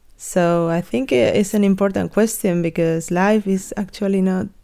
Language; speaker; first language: English; non-native, fluent; Spanish